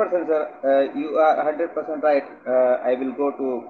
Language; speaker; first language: Hindi; native; Hindi